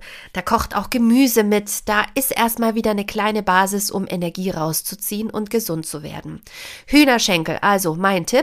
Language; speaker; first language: German; native; German